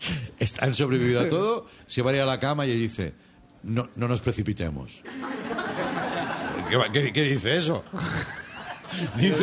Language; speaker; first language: Spanish; native; Spanish